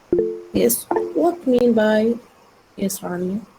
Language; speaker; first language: English; non-native, learner; Arabic